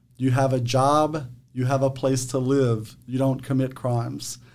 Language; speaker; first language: English; native; English